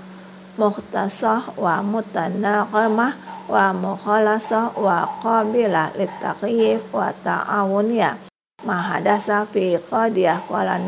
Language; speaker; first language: Arabic; non-native, fluent; Indonesian